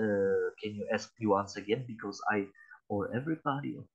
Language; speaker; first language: English; non-native, learner; Polish